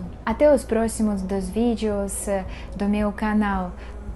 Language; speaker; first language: Portuguese; non-native, fluent; Russian